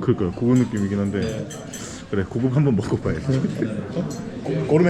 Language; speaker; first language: Korean; native; Korean